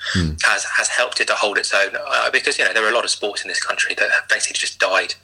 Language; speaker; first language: English; native; English